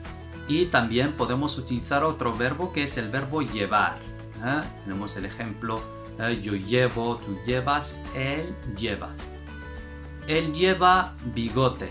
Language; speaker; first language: Spanish; non-native, fluent; Arabic